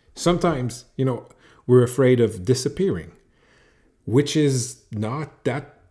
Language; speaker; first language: English; native; English